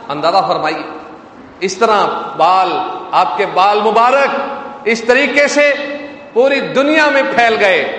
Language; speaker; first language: Urdu; native; Urdu